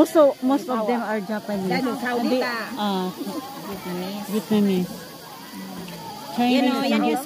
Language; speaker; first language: English; non-native, local second language; Filipino